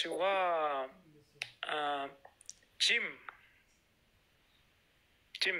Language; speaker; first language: Japanese; non-native, learner; Spanish